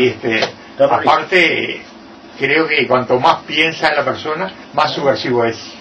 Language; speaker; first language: Spanish; native; Spanish